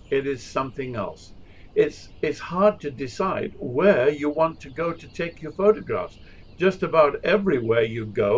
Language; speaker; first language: English; native; English